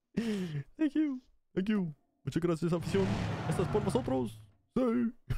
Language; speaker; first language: Spanish; early bilingual, heritage; Spanish